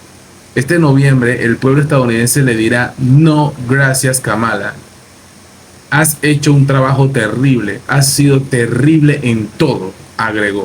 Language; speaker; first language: Spanish; native; Spanish